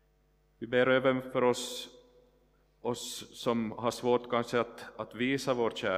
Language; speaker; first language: Swedish; non-native, local second language; Finnish